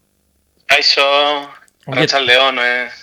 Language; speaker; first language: Basque; non-native, local second language; Spanish